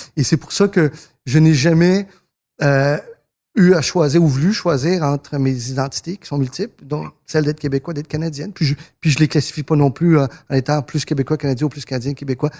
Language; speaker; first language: French; early bilingual, other home language; Spanish